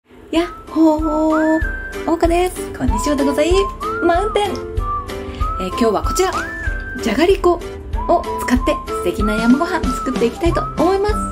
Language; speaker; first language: Japanese; native; Japanese